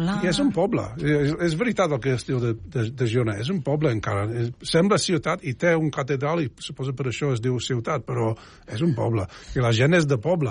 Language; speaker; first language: Catalan; non-native, fluent; English